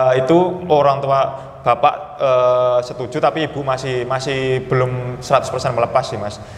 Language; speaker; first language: Indonesian; native; Indonesian